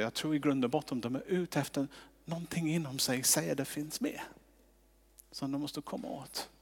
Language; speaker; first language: Swedish; non-native, fluent; English